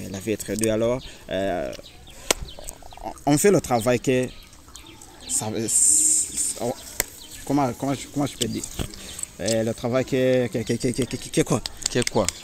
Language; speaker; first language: French; non-native, learner; Rundi